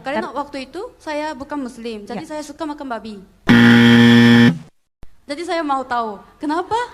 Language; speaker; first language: Indonesian; non-native, learner; Korean